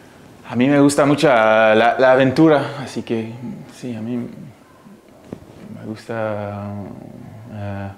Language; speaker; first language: Spanish; early bilingual, heritage; Spanish